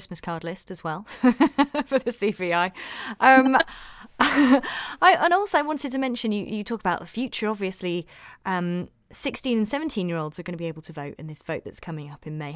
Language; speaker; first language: English; native; English